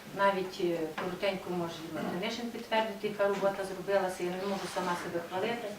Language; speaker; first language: Ukrainian; native; Ukrainian